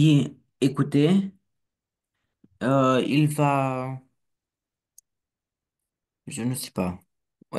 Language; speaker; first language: French; non-native, learner; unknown